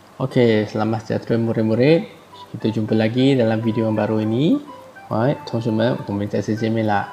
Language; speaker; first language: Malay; non-native, local second language; Chinese